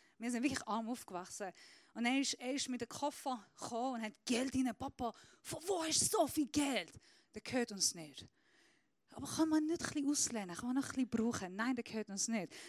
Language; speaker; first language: German; non-native, fluent; Persian